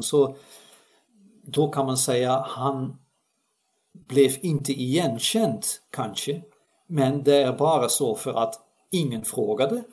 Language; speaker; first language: Swedish; non-native, fluent; Dutch